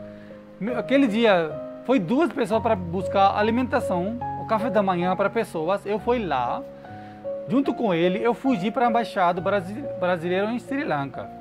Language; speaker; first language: Portuguese; non-native, learner; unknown